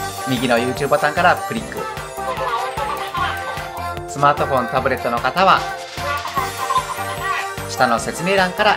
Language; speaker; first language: Japanese; native; Japanese